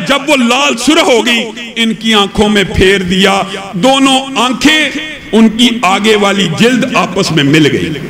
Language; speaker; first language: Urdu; non-native, local second language; Punjabi